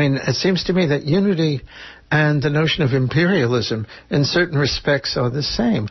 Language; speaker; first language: English; native; English